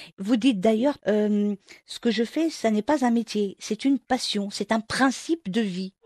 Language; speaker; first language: French; non-native, local second language; Arabic